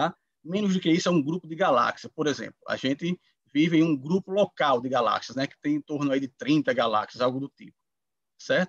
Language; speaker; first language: Portuguese; native; Portuguese